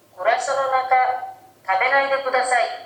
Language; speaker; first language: Japanese; non-native, learner; Bangla